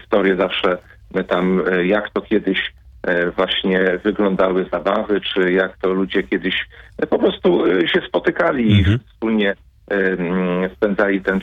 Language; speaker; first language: Polish; native; Polish